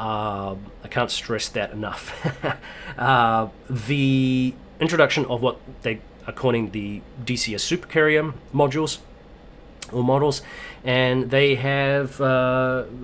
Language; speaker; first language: English; native; English